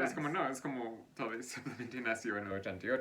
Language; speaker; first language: Spanish; non-native, fluent; English